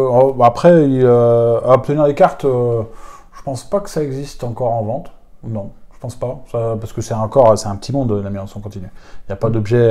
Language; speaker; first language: French; native; French